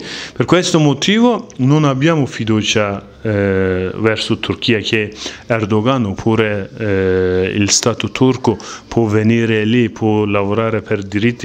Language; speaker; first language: Italian; non-native, learner; Kurdish